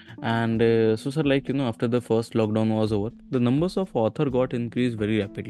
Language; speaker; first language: English; non-native, local second language; Hindi